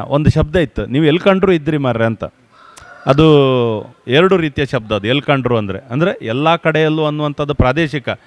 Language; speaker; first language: Kannada; native; Kannada